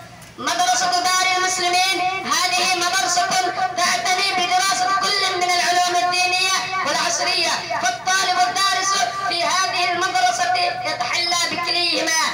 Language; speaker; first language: Arabic; non-native, learner; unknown